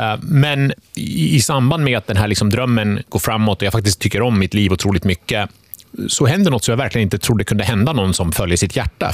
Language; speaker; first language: Swedish; early bilingual, other home language; Finnish